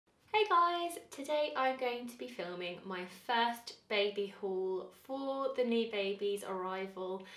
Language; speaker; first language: English; native; English